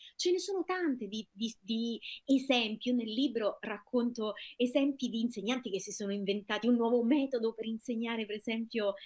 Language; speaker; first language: Italian; native; Italian